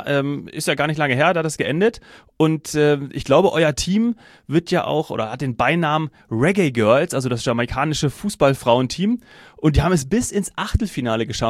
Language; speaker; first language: German; native; German